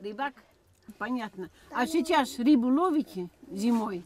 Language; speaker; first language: Russian; non-native, fluent; Dutch